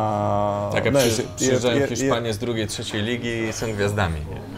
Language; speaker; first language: Polish; native; Polish